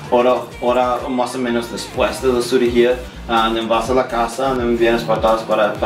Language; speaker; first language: Spanish; early bilingual, heritage; English